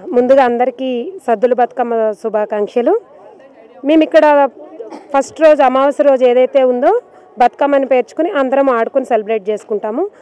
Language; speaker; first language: Telugu; native; Telugu